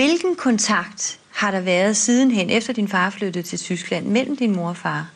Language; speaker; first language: Danish; native; Danish